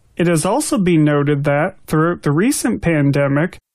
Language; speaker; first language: English; native; English